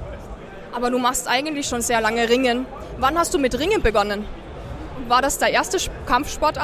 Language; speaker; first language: German; native; German